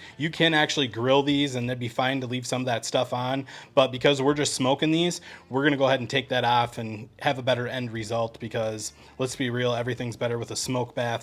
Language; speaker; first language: English; native; English